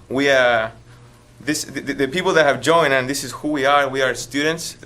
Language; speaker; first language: English; non-native, fluent; Spanish